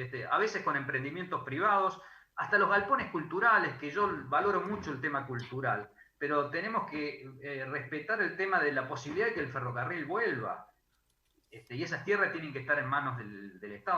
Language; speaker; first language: Spanish; native; Spanish